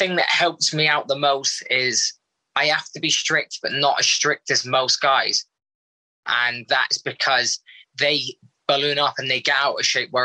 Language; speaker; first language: English; native; English